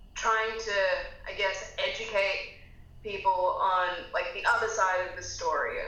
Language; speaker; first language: English; native; English